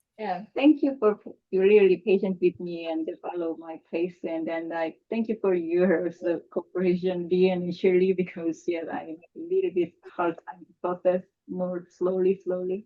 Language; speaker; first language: English; non-native, learner; Korean